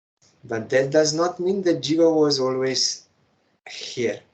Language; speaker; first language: English; non-native, fluent; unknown